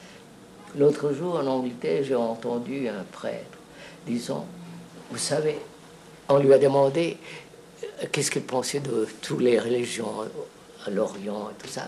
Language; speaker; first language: French; non-native, fluent; Telugu